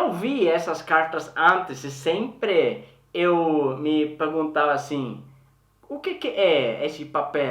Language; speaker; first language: Portuguese; non-native, learner; Swedish